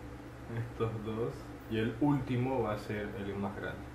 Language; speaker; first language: Spanish; native; Spanish